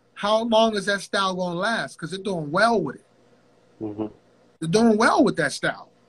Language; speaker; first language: English; native; English